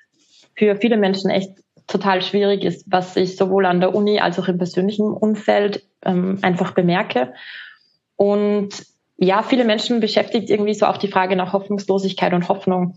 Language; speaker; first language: German; native; German